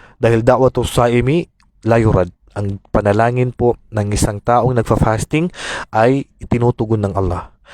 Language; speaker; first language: Filipino; non-native, local second language; Maranao